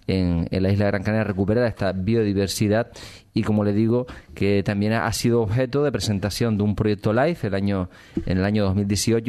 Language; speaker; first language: Spanish; native; Spanish